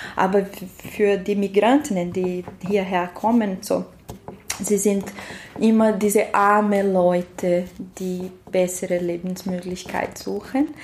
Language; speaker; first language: German; non-native, learner; Portuguese